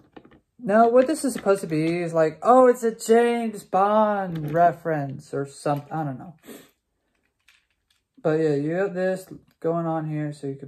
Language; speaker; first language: English; native; English